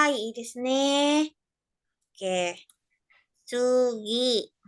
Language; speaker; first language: Japanese; non-native, fluent; Indonesian